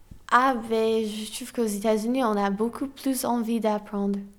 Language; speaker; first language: French; non-native, fluent; English